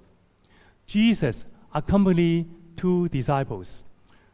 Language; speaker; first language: English; non-native, local second language; Cantonese